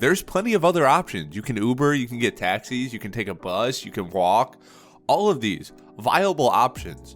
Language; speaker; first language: English; native; English